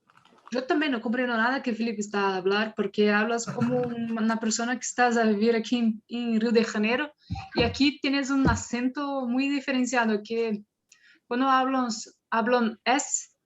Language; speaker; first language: Spanish; non-native, learner; Portuguese